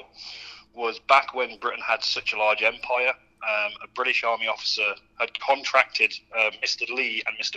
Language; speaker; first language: English; native; English